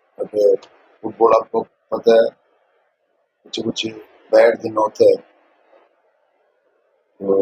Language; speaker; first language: Hindi; non-native, local second language; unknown